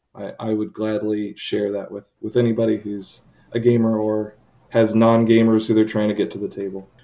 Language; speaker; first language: English; native; English